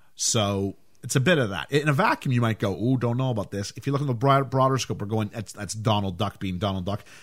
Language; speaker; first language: English; native; English